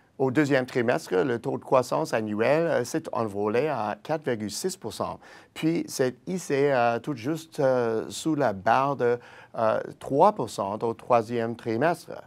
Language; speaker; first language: French; native; French